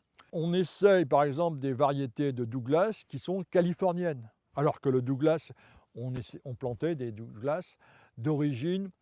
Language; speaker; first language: French; native; French